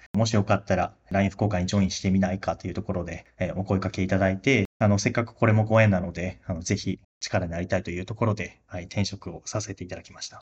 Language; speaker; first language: Japanese; native; Japanese